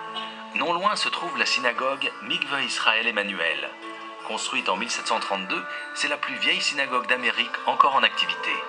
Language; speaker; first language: French; native; French